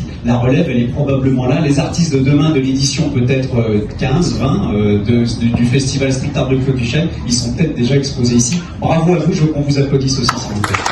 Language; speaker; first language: French; native; French